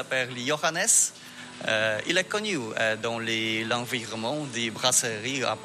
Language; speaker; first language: French; non-native, learner; Polish